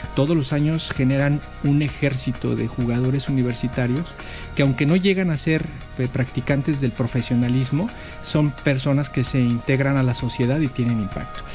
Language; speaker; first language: Spanish; native; Spanish